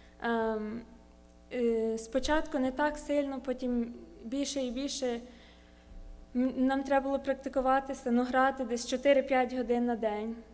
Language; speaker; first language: Ukrainian; early bilingual, heritage; Ukrainian